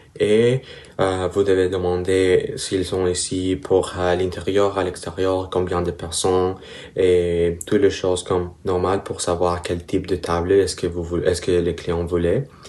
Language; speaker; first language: French; non-native, learner; Spanish